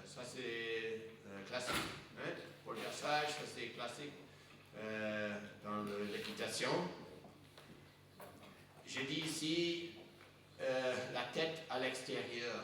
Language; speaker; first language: French; non-native, fluent; English